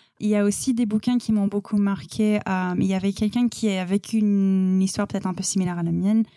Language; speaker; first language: French; non-native, fluent; English